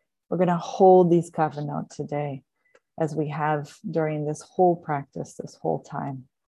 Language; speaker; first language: English; native; English